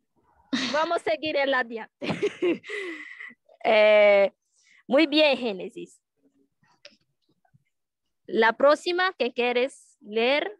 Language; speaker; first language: Spanish; non-native, learner; Portuguese